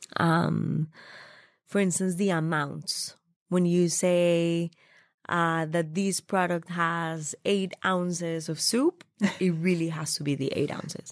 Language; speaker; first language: English; non-native, fluent; Spanish